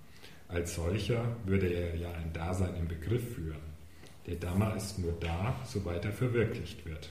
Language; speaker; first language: German; native; German